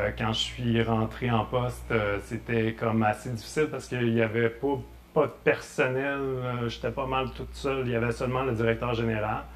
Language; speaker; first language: French; native; French